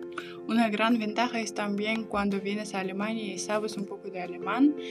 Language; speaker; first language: Spanish; non-native, fluent; Russian